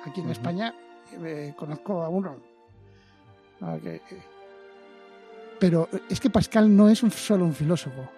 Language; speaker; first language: Spanish; native; Spanish